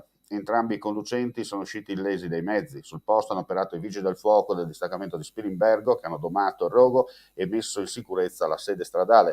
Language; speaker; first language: Italian; native; Italian